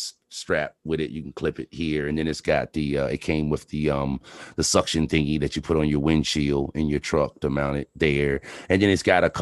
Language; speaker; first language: English; native; English